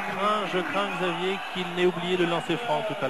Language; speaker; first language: French; native; French